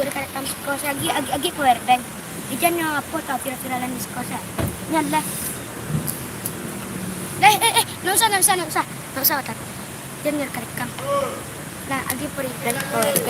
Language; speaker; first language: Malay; non-native, local second language; Minangkabau